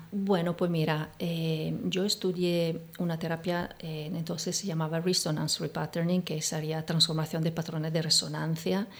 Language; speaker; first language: Spanish; non-native, fluent; Italian